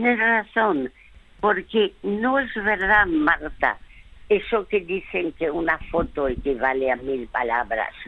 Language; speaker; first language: Spanish; early bilingual, other home language; French